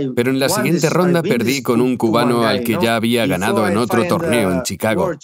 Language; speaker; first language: Spanish; non-native, fluent; Chinese